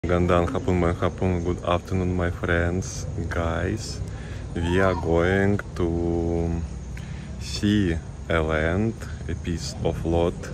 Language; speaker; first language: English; non-native, learner; Russian